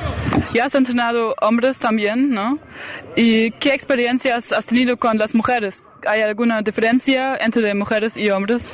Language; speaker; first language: Spanish; non-native, fluent; German